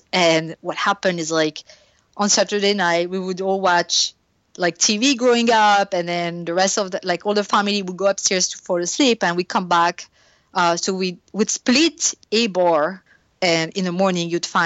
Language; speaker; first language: English; non-native, fluent; French